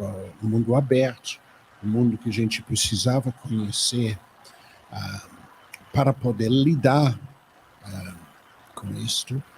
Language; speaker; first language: Portuguese; non-native, fluent; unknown